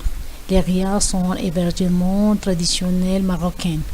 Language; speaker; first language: French; non-native, learner; Spanish